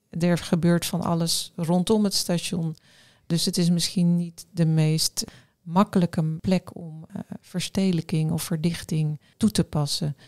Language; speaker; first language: Dutch; native; Dutch